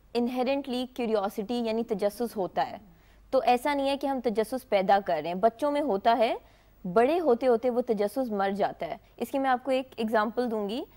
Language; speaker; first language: Hindi; native; Hindi